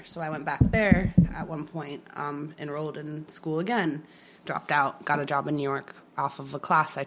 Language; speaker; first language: English; native; English